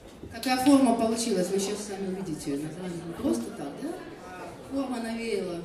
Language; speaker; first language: Russian; native; Russian